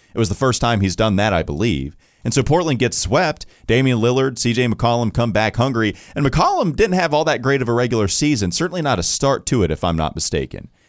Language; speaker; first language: English; native; English